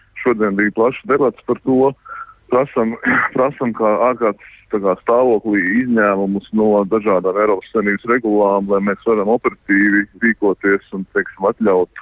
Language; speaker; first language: Latvian; native; Latvian